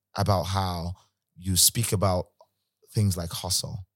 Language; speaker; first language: English; non-native, local second language; Igbo